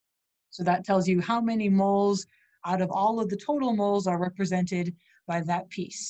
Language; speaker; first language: English; native; English